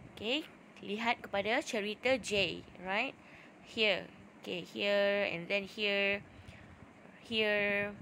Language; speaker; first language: English; non-native, local second language; Malay